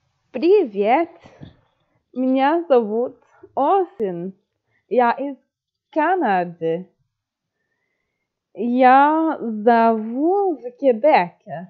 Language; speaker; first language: Russian; non-native, learner; French